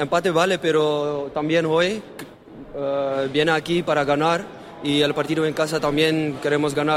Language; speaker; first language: Spanish; non-native, learner; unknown